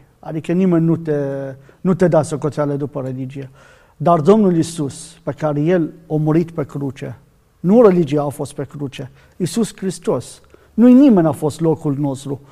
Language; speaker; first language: Romanian; non-native, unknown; Arabic